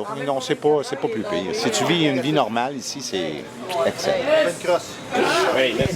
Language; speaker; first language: French; native; French